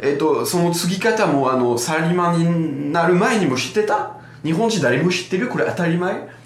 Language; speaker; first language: Japanese; non-native, fluent; French